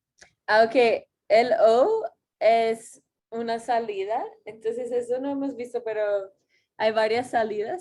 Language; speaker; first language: Spanish; non-native, fluent; English